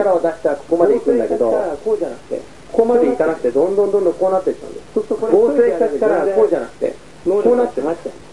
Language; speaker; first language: Japanese; native; Japanese